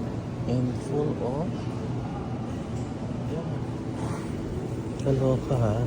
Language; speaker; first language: English; non-native, local second language; Filipino